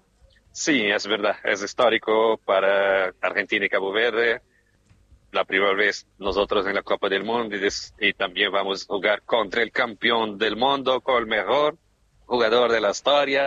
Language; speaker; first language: Spanish; non-native, fluent; Portuguese